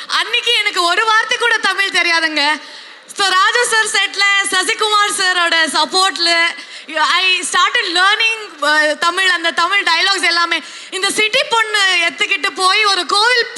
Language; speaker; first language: Tamil; non-native, local second language; Kannada